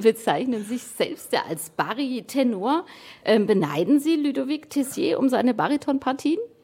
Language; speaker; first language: German; native; German